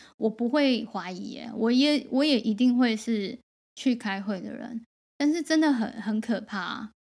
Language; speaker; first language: Chinese; native; Chinese